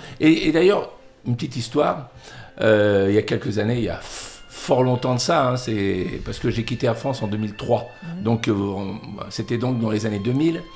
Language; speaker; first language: French; early bilingual, other home language; Catalan